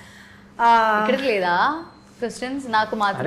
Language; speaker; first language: Telugu; non-native, learner; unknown